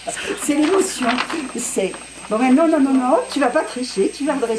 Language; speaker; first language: French; native; French